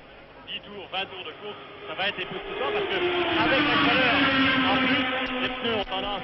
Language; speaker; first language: French; native; French